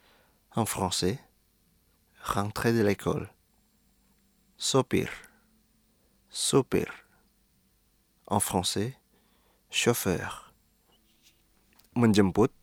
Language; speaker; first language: French; non-native, fluent; Indonesian